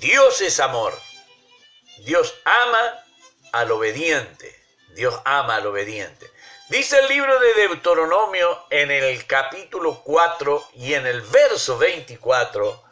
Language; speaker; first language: Spanish; native; Spanish